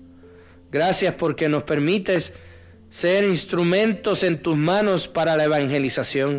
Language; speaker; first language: Spanish; native; Spanish